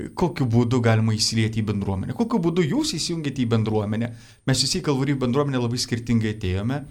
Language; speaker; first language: Lithuanian; native; Lithuanian